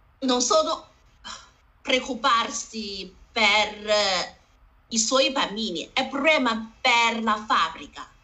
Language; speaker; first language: Italian; non-native, learner; Chinese